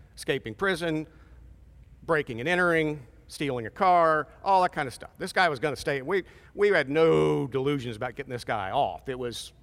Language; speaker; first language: English; native; English